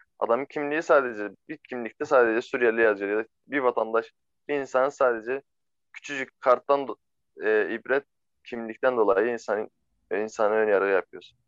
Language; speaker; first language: Turkish; non-native, fluent; Arabic